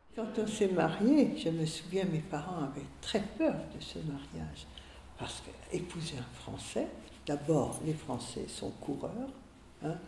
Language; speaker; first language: French; early bilingual, other home language; Hungarian